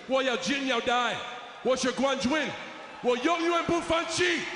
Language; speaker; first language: Chinese; non-native, learner; English